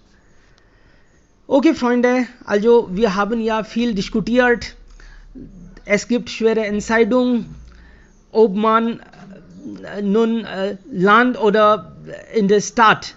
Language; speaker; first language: German; non-native, fluent; Hindi